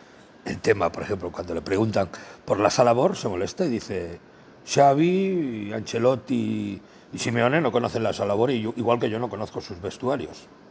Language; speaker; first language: Spanish; native; Spanish